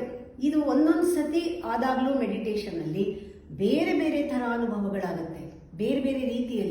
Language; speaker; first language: Kannada; native; Kannada